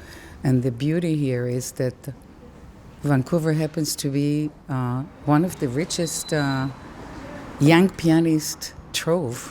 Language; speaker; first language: English; non-native, fluent; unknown